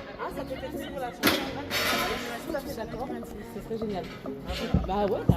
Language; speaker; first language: French; native; French